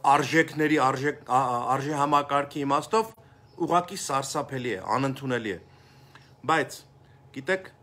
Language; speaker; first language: Armenian; native; Armenian